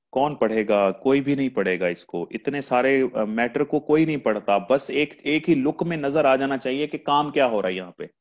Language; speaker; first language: Urdu; non-native, local second language; Punjabi